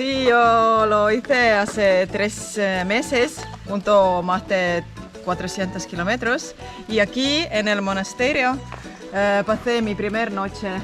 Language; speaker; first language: Spanish; non-native, fluent; Estonian